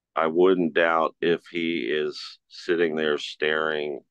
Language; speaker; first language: English; native; English